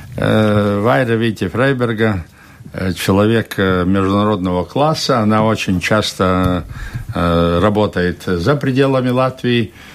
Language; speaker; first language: Russian; non-native, local second language; Latvian